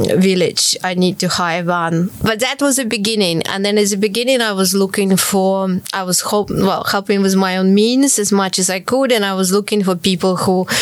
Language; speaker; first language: English; non-native, fluent; Ukrainian